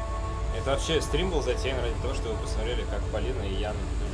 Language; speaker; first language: Russian; native; Russian